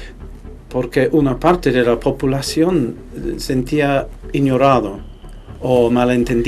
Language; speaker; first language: Spanish; non-native, fluent; English